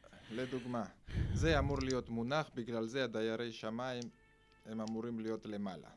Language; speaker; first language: Hebrew; non-native, fluent; Russian